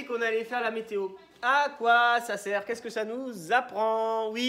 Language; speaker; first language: French; native; French